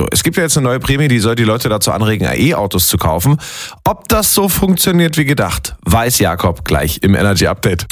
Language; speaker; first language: German; native; German